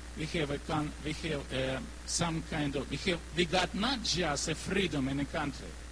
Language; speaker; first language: English; non-native, learner; Ukrainian